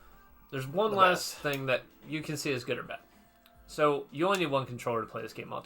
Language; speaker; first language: English; native; English